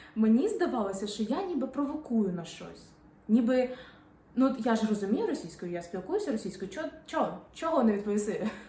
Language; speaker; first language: Ukrainian; non-native, local second language; Russian